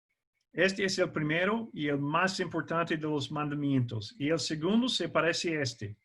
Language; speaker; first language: Spanish; non-native, fluent; English